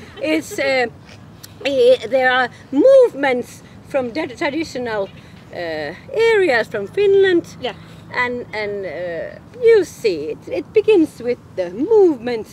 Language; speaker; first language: English; non-native, fluent; Finnish